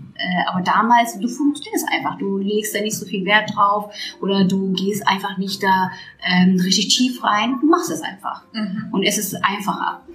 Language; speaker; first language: German; non-native, fluent; Turkish